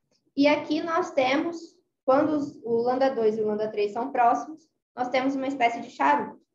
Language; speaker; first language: Portuguese; native; Portuguese